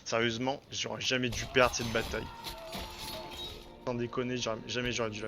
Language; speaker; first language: French; native; French